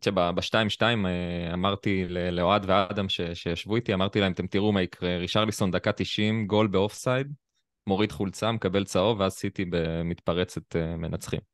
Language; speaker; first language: Hebrew; native; Hebrew